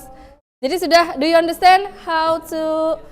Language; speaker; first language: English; non-native, fluent; Indonesian